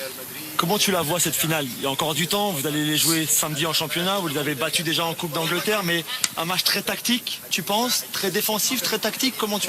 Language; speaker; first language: French; native; French